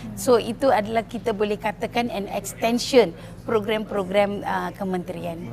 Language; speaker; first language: Malay; non-native, local second language; Tamil